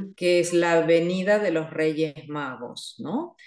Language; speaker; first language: Spanish; native; Spanish